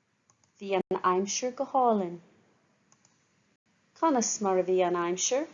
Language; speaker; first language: Irish; non-native, local second language; English